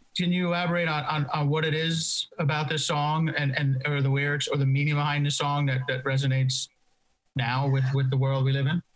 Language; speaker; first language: English; native; English